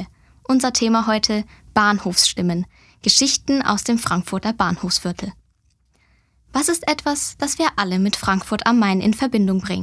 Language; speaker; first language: German; native; German